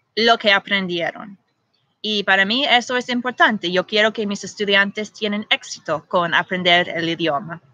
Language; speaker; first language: Spanish; non-native, fluent; English